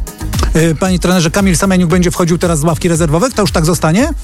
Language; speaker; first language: Polish; native; Polish